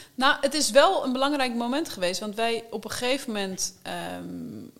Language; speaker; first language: Dutch; native; Dutch